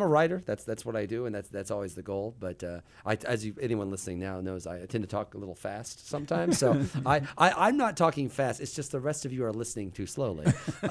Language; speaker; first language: English; native; English